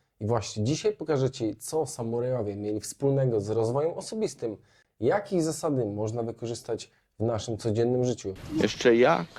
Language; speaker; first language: Polish; native; Polish